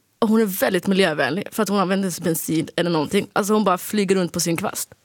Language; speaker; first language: Swedish; early bilingual, other home language; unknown